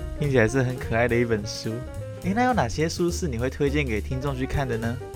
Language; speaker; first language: Chinese; native; Chinese